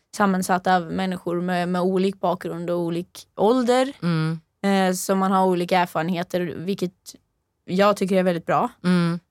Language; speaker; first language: Swedish; non-native, fluent; Norwegian